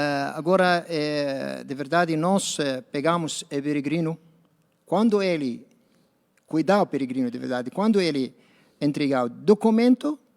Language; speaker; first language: Portuguese; non-native, learner; Arabic